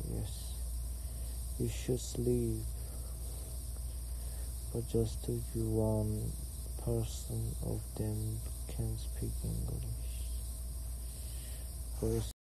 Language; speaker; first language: English; non-native, learner; Korean